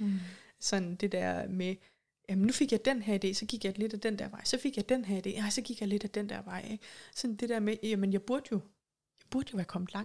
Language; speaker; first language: Danish; native; Danish